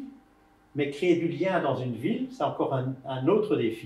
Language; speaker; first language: French; native; French